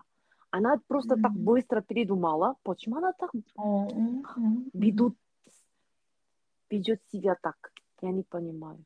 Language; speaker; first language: Russian; non-native, learner; Korean